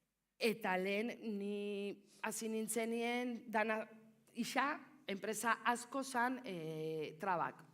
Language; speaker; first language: Basque; non-native, local second language; Spanish